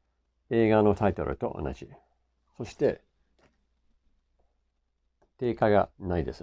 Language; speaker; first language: Japanese; non-native, fluent; English